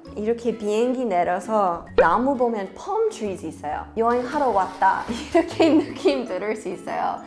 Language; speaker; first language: Korean; non-native, fluent; English